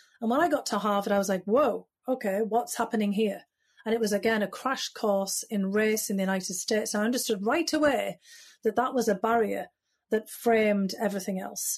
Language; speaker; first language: English; native; English